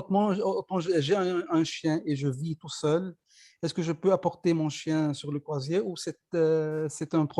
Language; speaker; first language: French; non-native, learner; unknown